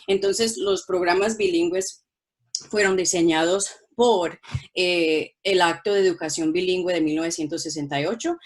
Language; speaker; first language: Spanish; non-native, local second language; English